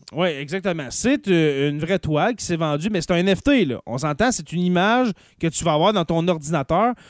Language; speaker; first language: French; native; French